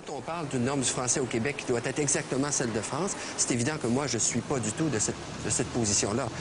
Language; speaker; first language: French; native; French